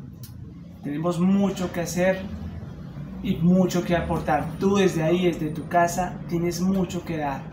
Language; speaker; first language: Spanish; native; Spanish